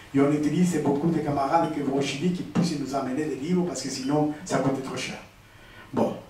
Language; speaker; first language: French; non-native, fluent; Spanish